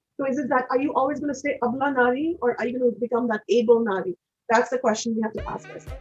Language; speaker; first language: English; non-native, local second language; Hindi